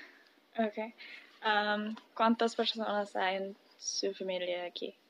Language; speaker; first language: Spanish; early bilingual, heritage; Spanish